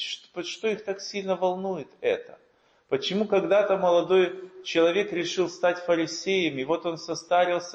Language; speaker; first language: Russian; native; Russian